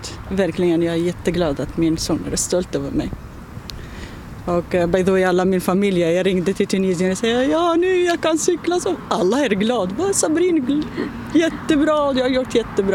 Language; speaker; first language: Swedish; non-native, learner; Arabic